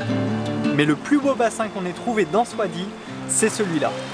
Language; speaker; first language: French; native; French